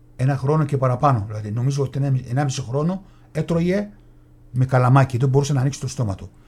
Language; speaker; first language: Greek; non-native, fluent; Arabic